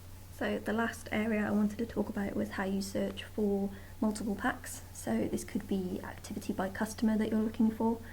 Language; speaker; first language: English; native; English